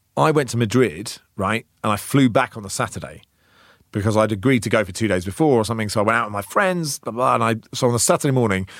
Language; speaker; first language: English; native; English